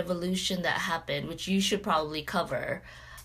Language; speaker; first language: English; non-native, local second language; Cebuano